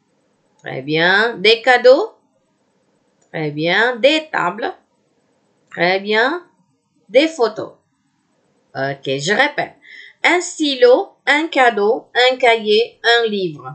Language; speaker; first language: French; non-native, fluent; Indonesian